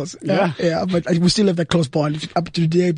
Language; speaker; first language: English; non-native, local second language; Xhosa